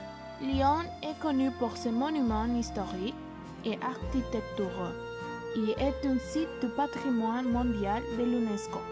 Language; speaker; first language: French; non-native, learner; Spanish